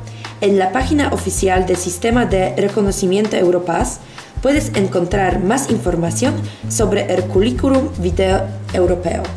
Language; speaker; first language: Spanish; non-native, fluent; Polish